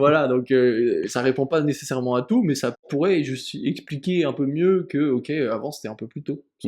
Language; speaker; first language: French; native; French